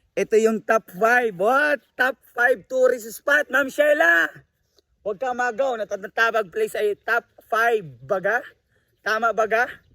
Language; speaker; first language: Filipino; native; Filipino